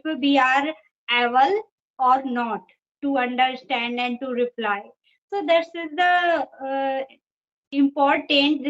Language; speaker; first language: English; non-native, fluent; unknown